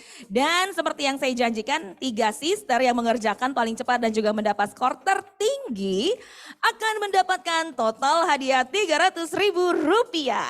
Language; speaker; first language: Indonesian; native; Indonesian